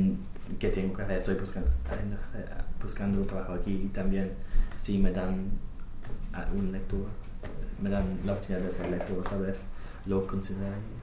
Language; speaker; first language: Spanish; non-native, fluent; English